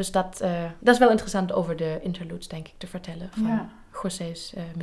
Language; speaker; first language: Dutch; native; Dutch